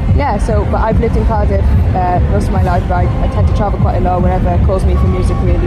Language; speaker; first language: English; native; English